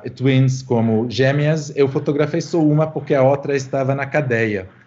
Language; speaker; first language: Portuguese; non-native, fluent; French